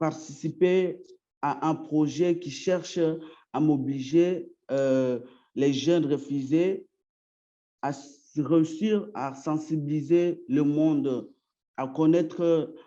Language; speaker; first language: French; early bilingual, other home language; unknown